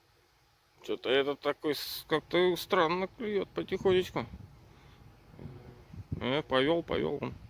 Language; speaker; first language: Russian; native; Russian